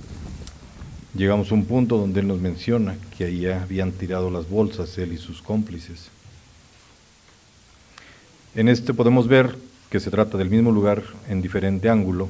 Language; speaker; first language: Spanish; native; Spanish